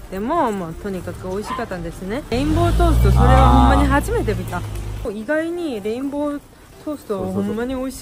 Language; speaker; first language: Japanese; non-native, learner; Korean